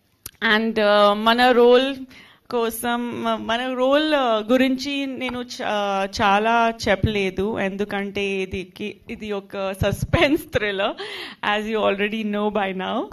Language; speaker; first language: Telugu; non-native, fluent; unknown